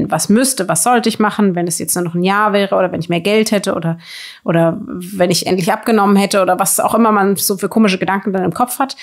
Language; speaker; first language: German; native; German